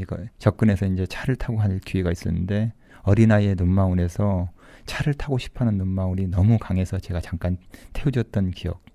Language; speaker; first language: Korean; native; Korean